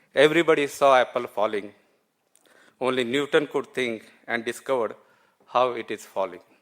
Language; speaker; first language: English; non-native, local second language; Marathi